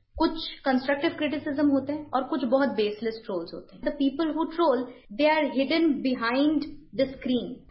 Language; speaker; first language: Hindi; non-native, local second language; Bangla